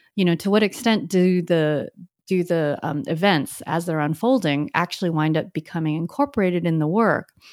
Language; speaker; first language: English; native; English